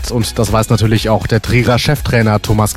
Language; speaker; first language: German; native; German